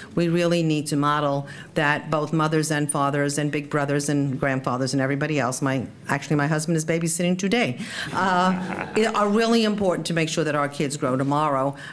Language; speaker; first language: English; early bilingual, other home language; Spanish